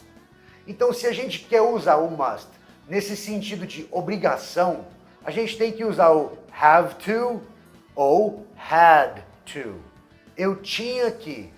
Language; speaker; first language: Portuguese; non-native, fluent; English